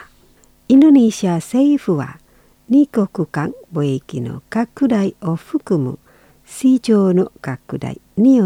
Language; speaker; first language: Japanese; non-native, fluent; Indonesian